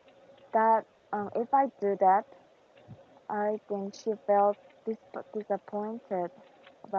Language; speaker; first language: English; non-native, learner; Korean